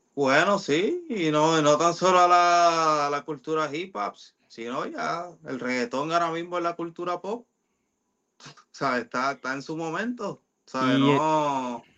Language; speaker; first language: Spanish; native; Spanish